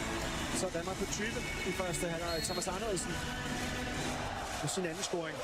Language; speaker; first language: Danish; native; Danish